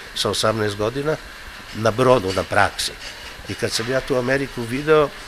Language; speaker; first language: Serbian; non-native, fluent; Slovenian